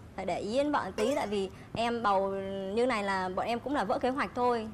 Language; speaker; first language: Vietnamese; native; Vietnamese